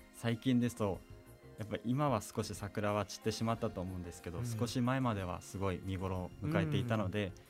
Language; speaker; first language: Japanese; native; Japanese